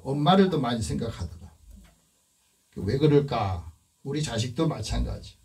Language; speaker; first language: Korean; native; Korean